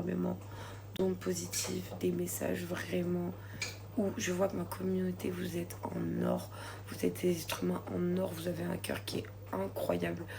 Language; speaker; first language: French; native; French